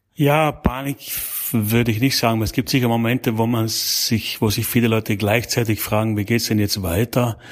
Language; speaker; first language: German; native; German